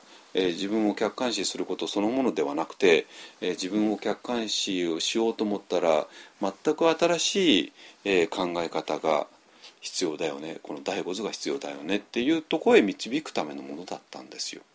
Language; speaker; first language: Japanese; native; Japanese